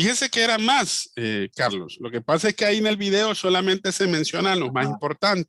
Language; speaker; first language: Spanish; native; Spanish